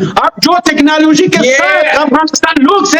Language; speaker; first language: Hindi; non-native, learner; Pashto